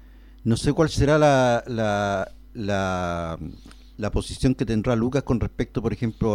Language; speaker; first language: Spanish; native; Spanish